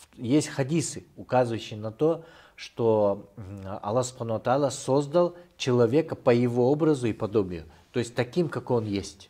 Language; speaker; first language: Russian; non-native, local second language; Kyrgyz